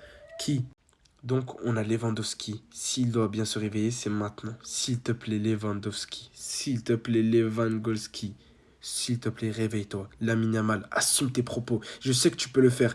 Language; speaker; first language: French; native; French